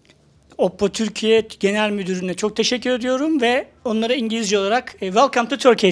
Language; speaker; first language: Turkish; native; Turkish